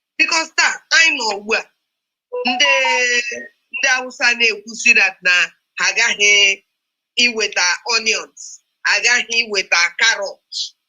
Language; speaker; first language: Igbo; non-native, local second language; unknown